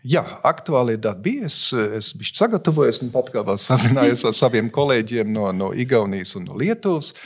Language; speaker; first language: Latvian; non-native, local second language; Russian